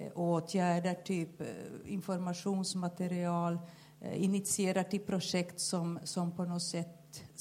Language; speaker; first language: Swedish; native; Swedish